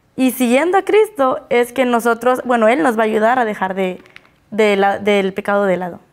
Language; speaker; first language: Spanish; native; Spanish